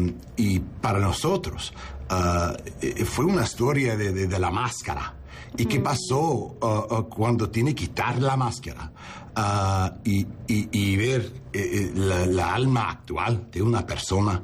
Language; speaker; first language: Spanish; non-native, learner; English